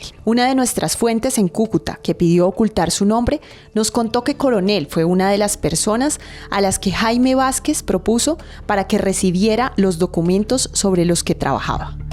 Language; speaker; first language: Spanish; native; Spanish